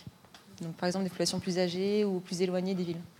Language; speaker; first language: French; native; French